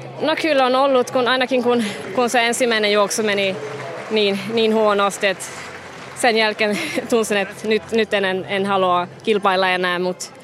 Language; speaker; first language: Finnish; non-native, fluent; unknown